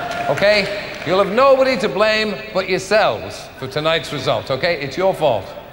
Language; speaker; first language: English; native; English